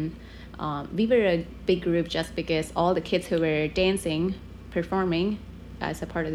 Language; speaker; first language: English; non-native, local second language; Tamil